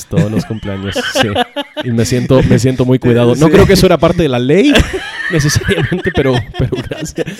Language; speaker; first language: Spanish; non-native, fluent; English